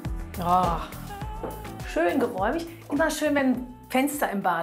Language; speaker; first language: German; native; German